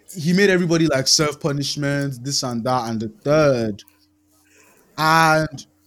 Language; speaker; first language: English; non-native, local second language; Yoruba